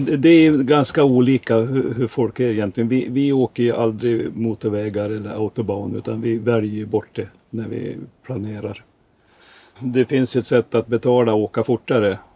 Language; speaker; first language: Swedish; native; Swedish